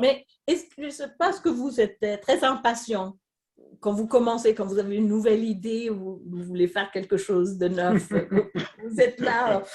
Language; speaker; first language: French; non-native, fluent; Swedish